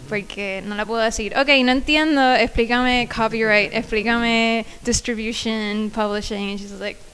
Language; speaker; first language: English; non-native, local second language; Spanish